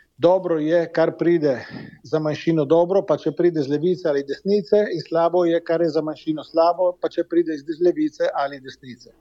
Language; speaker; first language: Slovenian; native; Slovenian